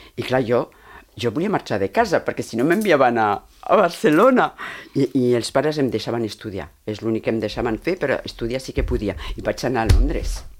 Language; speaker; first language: Catalan; early bilingual, heritage; Catalan